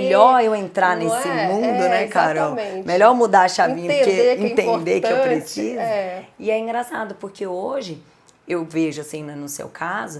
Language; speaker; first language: Portuguese; native; Portuguese